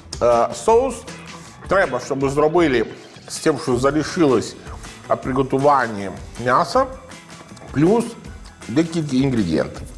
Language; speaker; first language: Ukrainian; non-native, learner; Italian